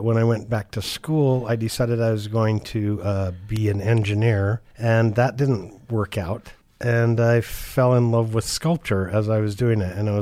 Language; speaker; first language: English; native; English